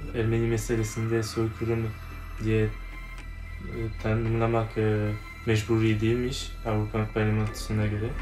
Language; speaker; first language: Turkish; early bilingual, heritage; Turkish